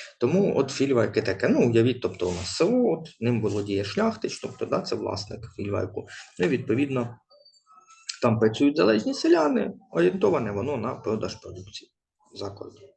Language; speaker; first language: Ukrainian; native; Ukrainian